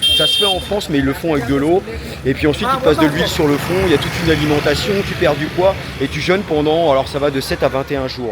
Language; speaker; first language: French; native; French